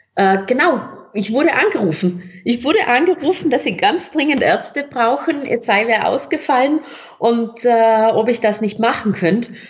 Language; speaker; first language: German; native; German